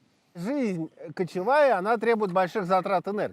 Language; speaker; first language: Russian; native; Russian